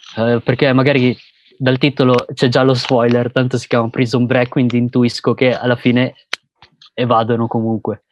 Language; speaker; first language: Italian; early bilingual, other home language; Filipino